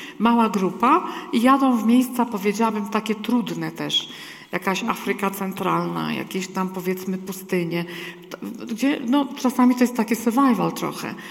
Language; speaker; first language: Polish; native; Polish